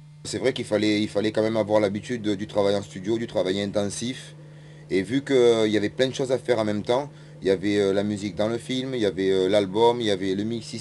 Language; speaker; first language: French; native; French